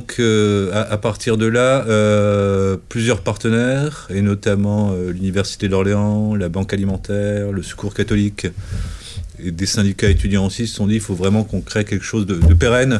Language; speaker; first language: French; native; French